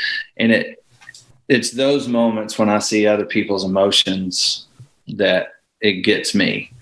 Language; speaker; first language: English; native; English